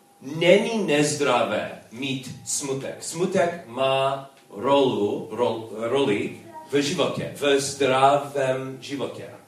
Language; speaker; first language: Czech; non-native, learner; English